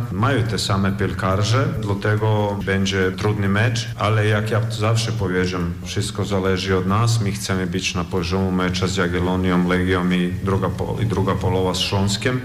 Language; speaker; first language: Polish; non-native, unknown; Croatian